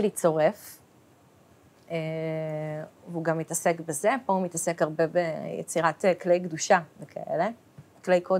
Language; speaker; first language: Hebrew; early bilingual, other home language; Russian